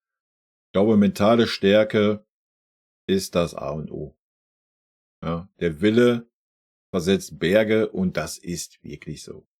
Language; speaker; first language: German; native; German